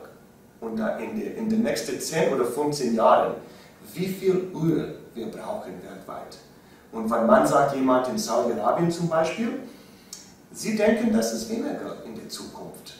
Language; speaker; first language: German; non-native, learner; English